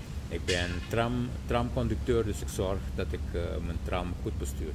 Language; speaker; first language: Dutch; non-native, local second language; Papiamento